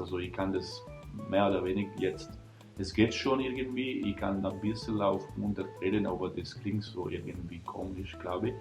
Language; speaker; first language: German; non-native, fluent; Italian